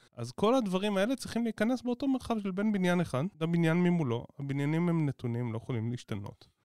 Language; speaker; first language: Hebrew; native; Hebrew